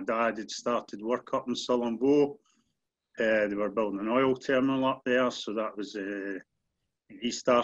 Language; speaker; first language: English; native; English